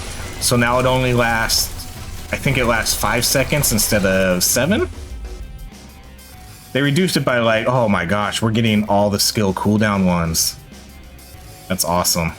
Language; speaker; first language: English; native; English